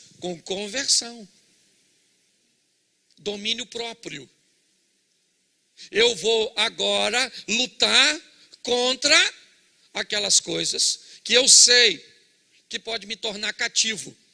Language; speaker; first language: Portuguese; native; Portuguese